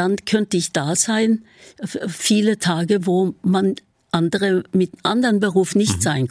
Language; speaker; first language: German; non-native, fluent; Norwegian